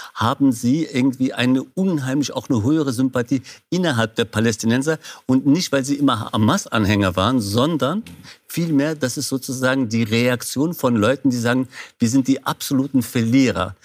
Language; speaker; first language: German; non-native, fluent; Kurdish